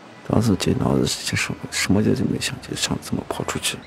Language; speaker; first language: Chinese; non-native, local second language; Uyghur